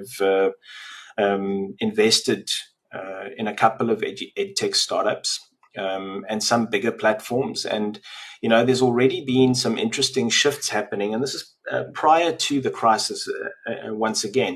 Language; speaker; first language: English; native; English